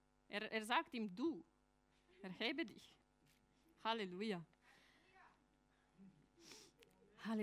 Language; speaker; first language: German; non-native, fluent; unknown